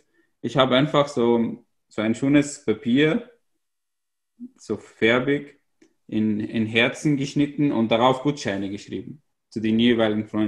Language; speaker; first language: German; non-native, fluent; Arabic